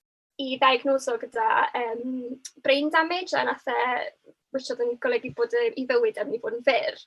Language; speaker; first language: Welsh; native; Welsh